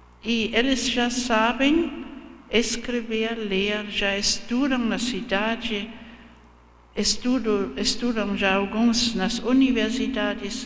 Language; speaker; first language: Portuguese; non-native, fluent; German